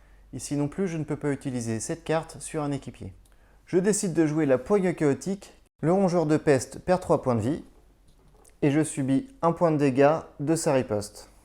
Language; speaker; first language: French; native; French